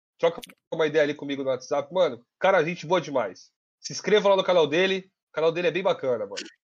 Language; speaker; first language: Portuguese; native; Portuguese